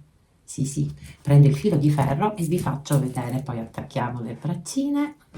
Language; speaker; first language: Italian; native; Italian